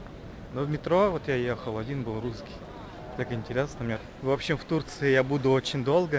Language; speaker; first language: Russian; native; Russian